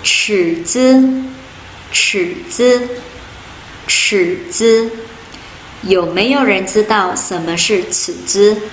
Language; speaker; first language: Chinese; non-native, fluent; Indonesian